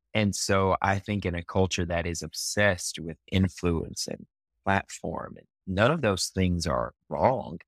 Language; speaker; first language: English; native; English